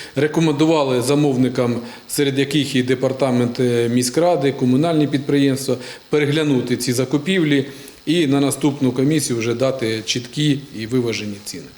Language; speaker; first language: Ukrainian; non-native, local second language; Russian